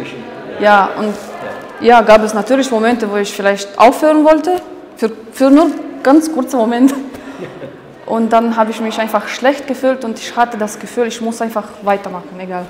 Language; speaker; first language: German; non-native, fluent; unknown